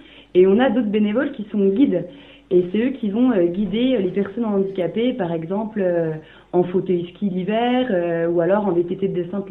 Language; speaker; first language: French; native; French